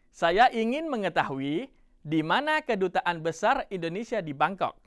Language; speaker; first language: Indonesian; non-native, fluent; Thai